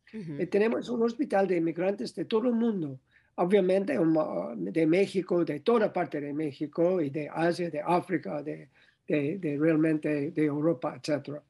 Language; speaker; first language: Spanish; non-native, learner; English